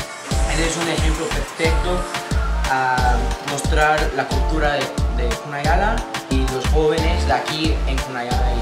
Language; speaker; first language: Spanish; non-native, learner; English